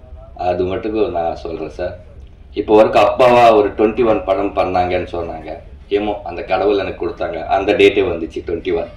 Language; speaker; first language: Tamil; non-native, learner; Telugu